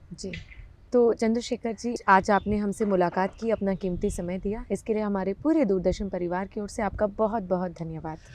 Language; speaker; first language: Hindi; native; Hindi